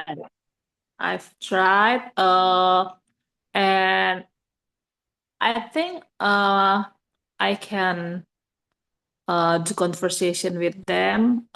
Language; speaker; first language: English; non-native, learner; Indonesian